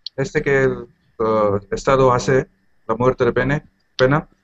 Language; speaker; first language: Spanish; non-native, learner; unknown